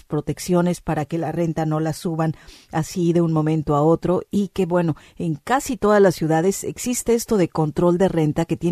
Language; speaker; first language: Spanish; native; Spanish